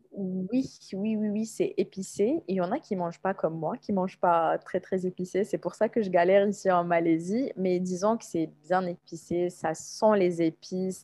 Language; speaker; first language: French; non-native, local second language; Arabic